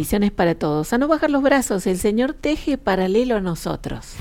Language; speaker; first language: Spanish; native; Spanish